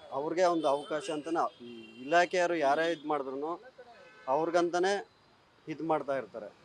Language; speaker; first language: Kannada; native; Kannada